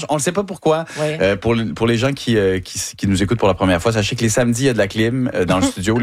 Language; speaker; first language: French; native; French